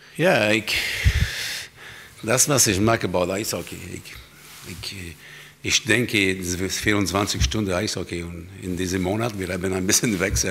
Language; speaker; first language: German; non-native, learner; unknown